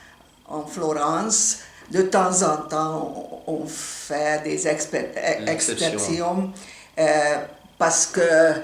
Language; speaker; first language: French; non-native, fluent; Hungarian